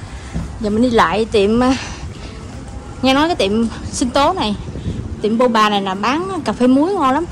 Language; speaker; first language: Vietnamese; native; Vietnamese